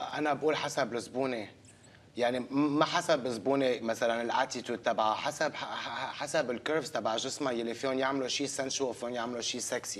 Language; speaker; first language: Arabic; early bilingual, other home language; English